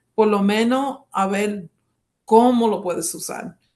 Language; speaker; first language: Spanish; early bilingual, heritage; Spanish